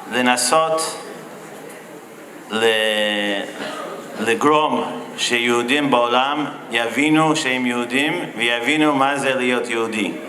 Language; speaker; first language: Hebrew; non-native, fluent; English